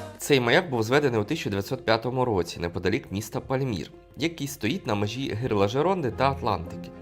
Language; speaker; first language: Ukrainian; native; Ukrainian